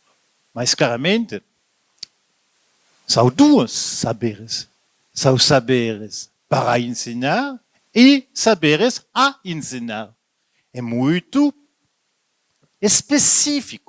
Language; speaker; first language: Portuguese; non-native, learner; French